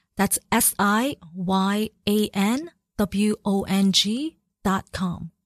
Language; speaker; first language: English; early bilingual, other home language; Cantonese